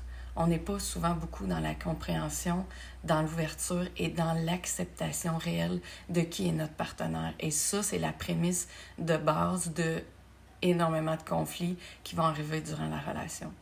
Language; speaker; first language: French; native; French